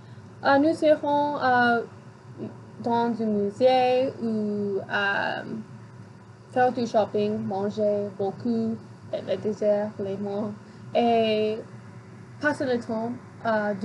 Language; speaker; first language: French; non-native, learner; English